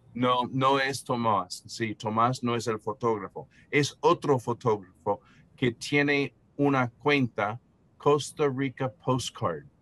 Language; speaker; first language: Spanish; non-native, fluent; English